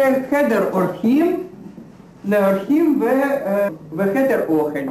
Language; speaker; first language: Hebrew; non-native, learner; Russian